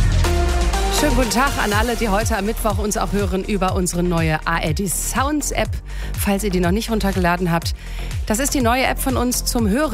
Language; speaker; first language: German; native; German